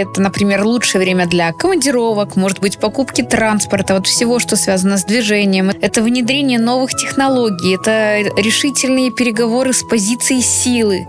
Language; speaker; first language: Russian; native; Russian